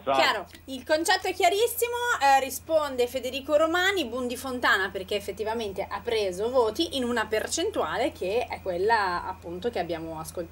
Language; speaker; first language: Italian; native; Italian